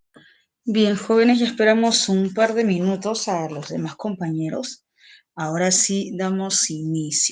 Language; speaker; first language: Spanish; native; Spanish